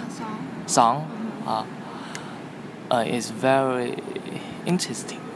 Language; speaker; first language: English; non-native, learner; Cantonese